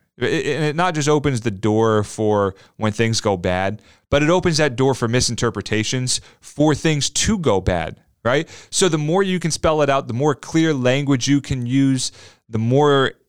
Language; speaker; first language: English; native; English